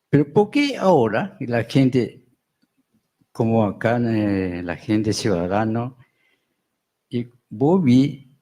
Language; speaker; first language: Spanish; non-native, local second language; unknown